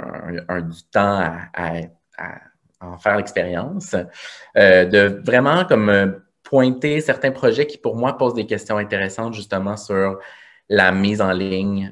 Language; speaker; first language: French; native; French